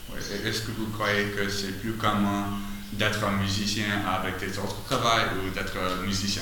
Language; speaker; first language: French; non-native, learner; English